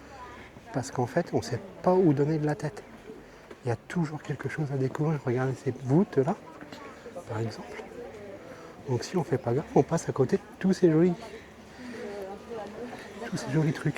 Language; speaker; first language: French; native; French